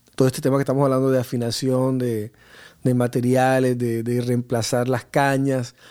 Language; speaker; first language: Spanish; native; Spanish